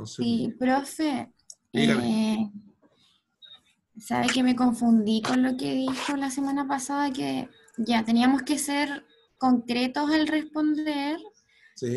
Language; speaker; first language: Spanish; native; Spanish